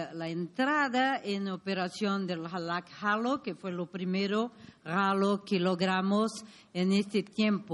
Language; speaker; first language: Spanish; non-native, learner; Portuguese